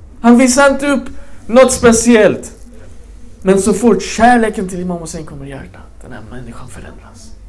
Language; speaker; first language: Swedish; early bilingual, other home language; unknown